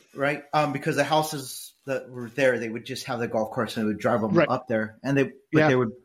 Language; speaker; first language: English; early bilingual, other home language; Spanish